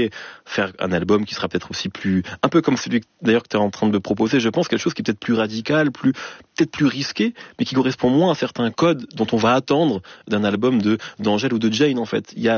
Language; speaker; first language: French; native; French